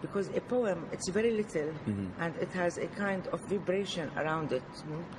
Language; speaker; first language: English; non-native, fluent; Arabic